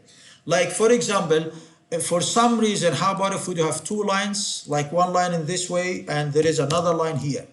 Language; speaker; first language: English; non-native, fluent; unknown